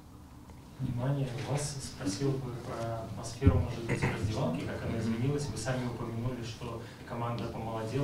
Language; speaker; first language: Russian; native; Russian